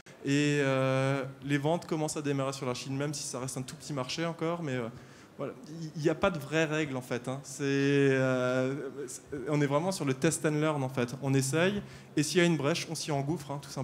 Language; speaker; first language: French; native; French